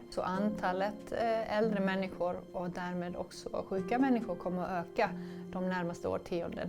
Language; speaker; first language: Swedish; native; Swedish